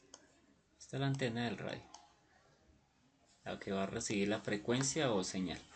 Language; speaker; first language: Spanish; native; Spanish